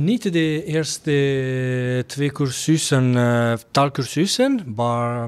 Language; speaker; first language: Dutch; non-native, learner; Italian